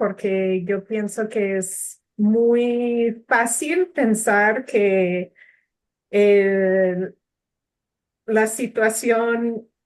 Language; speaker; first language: Spanish; non-native, fluent; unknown